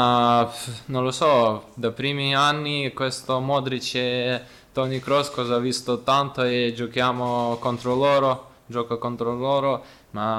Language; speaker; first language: Italian; non-native, learner; Ukrainian